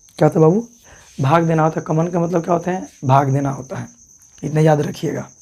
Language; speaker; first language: Hindi; native; Hindi